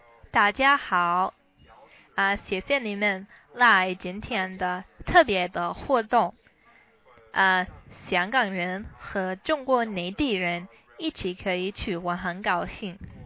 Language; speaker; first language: Chinese; non-native, learner; English